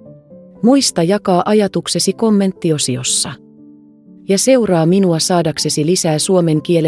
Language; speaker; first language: Finnish; non-native, fluent; Vietnamese